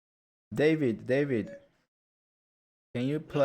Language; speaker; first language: English; non-native, learner; Japanese